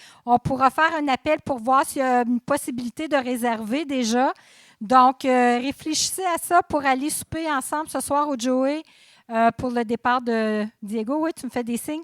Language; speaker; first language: French; native; French